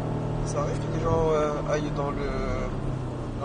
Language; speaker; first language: French; native; French